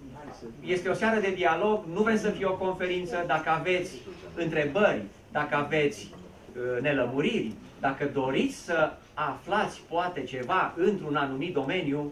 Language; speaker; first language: Romanian; native; Romanian